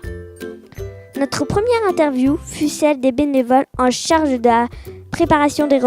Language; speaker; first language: French; native; French